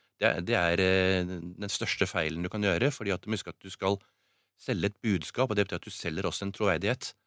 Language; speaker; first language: Norwegian; native; Norwegian